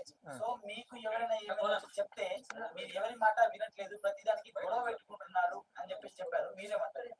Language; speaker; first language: Telugu; native; Telugu